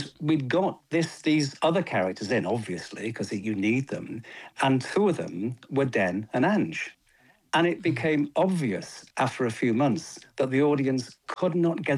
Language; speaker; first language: English; native; English